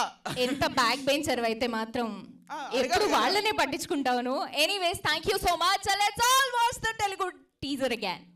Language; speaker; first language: Telugu; native; Telugu